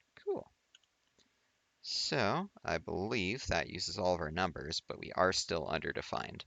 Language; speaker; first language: English; native; English